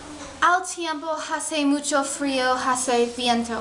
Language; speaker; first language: Spanish; non-native, learner; English